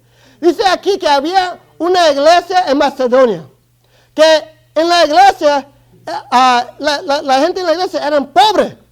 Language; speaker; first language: Spanish; early bilingual, other home language; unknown